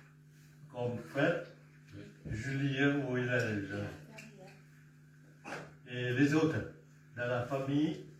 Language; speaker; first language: French; non-native, fluent; Vietnamese